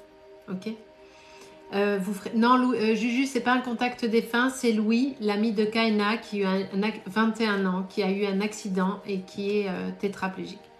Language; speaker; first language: French; native; French